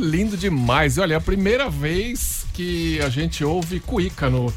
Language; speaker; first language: Portuguese; native; Portuguese